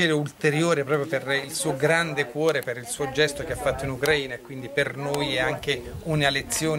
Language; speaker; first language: Italian; native; Italian